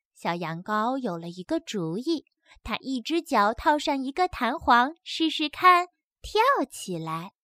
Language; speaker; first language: Chinese; native; Chinese